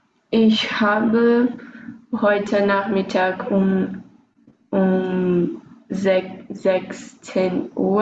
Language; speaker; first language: German; non-native, learner; Portuguese